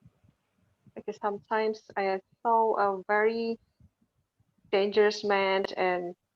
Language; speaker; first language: English; non-native, fluent; Indonesian